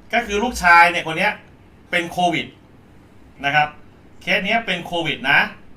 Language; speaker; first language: Thai; native; Thai